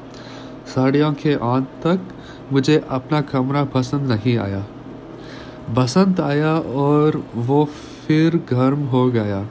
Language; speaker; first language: Hindi; non-native, learner; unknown